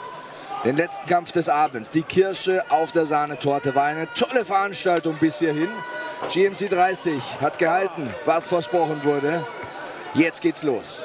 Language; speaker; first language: German; native; German